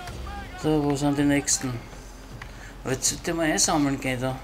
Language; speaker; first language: German; native; German